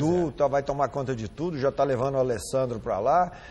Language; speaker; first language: Portuguese; native; Portuguese